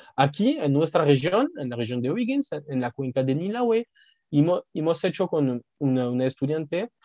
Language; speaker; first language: Spanish; non-native, fluent; French